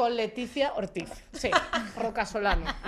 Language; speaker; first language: Spanish; native; Spanish